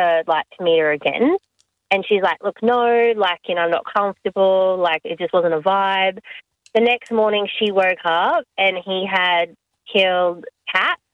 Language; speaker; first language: English; native; English